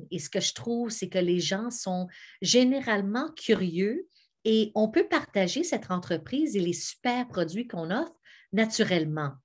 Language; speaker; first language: French; native; French